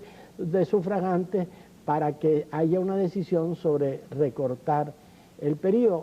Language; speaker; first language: Spanish; native; Spanish